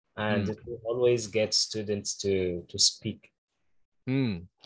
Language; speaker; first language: English; non-native, local second language; Filipino